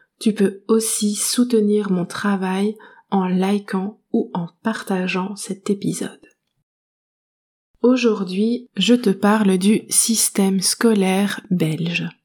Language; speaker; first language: French; native; French